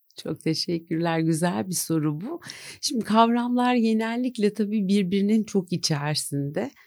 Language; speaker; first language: Turkish; native; Turkish